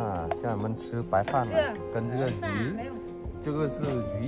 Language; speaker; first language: Chinese; non-native, learner; Vietnamese